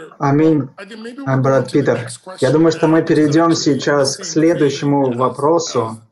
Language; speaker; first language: Russian; native; Russian